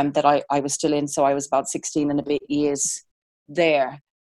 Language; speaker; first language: English; native; English